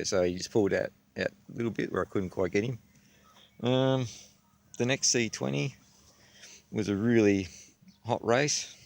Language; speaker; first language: English; native; English